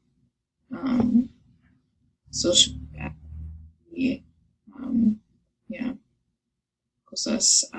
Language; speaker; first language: Spanish; non-native, learner; English